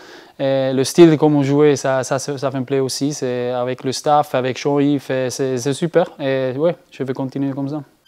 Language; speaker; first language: French; non-native, learner; German